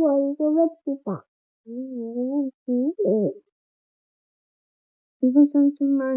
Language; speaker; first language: Chinese; early bilingual, heritage; Chinese